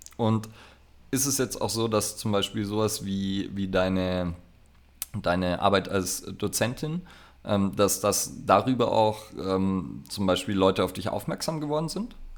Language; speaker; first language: German; native; German